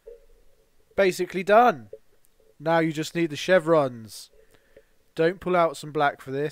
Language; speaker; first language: English; native; English